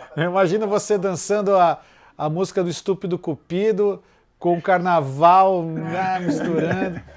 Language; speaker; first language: Portuguese; native; Portuguese